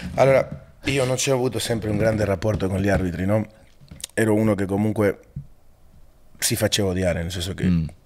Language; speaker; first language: Italian; non-native, fluent; Spanish